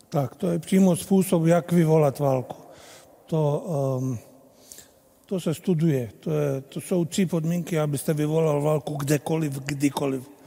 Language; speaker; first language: Czech; non-native, fluent; Bosnian